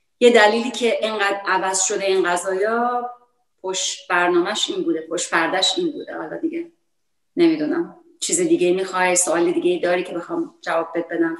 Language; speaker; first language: Persian; early bilingual, heritage; Persian